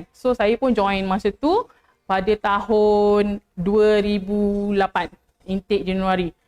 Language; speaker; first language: Malay; native; Malay